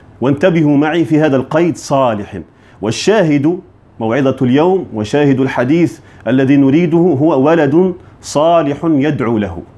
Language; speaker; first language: Arabic; native; Arabic